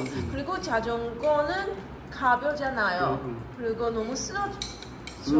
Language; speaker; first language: Korean; non-native, learner; Chinese